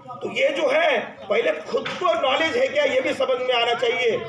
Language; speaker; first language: Hindi; non-native, local second language; Marathi